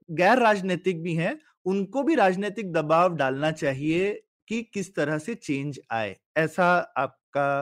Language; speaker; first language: Hindi; native; Hindi